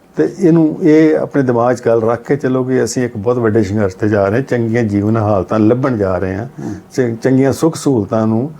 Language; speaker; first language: Punjabi; native; Punjabi